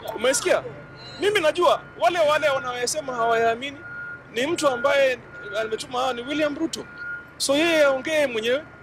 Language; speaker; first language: Swahili; native; Swahili